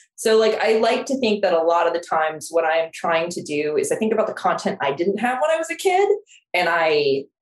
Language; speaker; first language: English; non-native, fluent; Korean